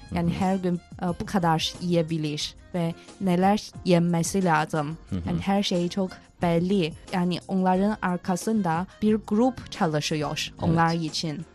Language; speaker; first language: Turkish; non-native, fluent; Chinese